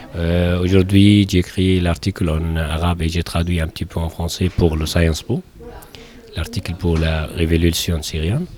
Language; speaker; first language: French; non-native, learner; Arabic